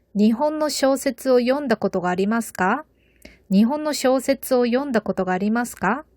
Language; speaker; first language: Japanese; non-native, fluent; Korean